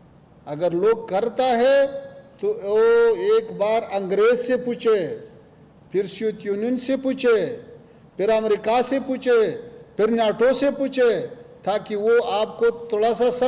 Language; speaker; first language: Hindi; non-native, learner; Pashto